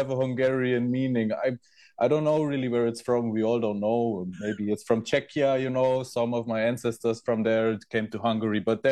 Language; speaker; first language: English; non-native, fluent; German